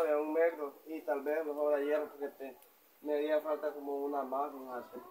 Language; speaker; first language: Spanish; native; Spanish